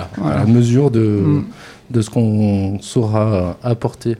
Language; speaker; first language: French; native; French